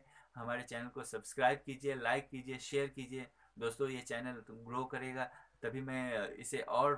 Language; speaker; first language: Hindi; native; Hindi